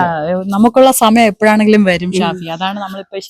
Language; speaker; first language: Malayalam; native; Malayalam